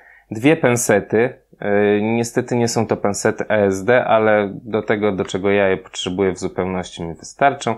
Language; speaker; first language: Polish; native; Polish